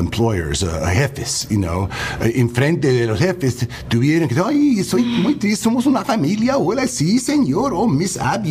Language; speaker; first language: Spanish; non-native, learner; English